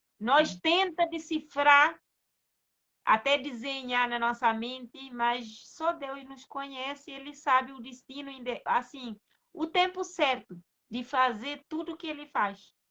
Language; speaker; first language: Portuguese; non-native, fluent; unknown